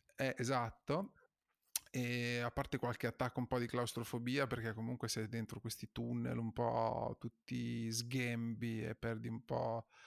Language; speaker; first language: Italian; native; Italian